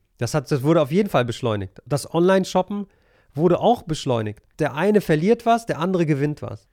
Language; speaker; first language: German; early bilingual, other home language; Polish